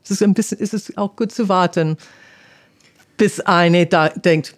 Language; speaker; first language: German; non-native, fluent; English